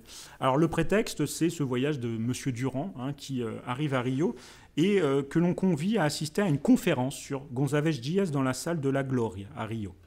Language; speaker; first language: French; native; French